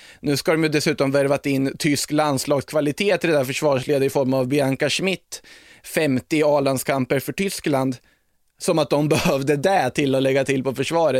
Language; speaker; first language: Swedish; native; Swedish